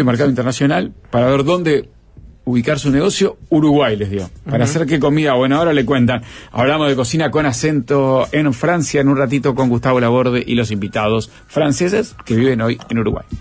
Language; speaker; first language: Spanish; native; Spanish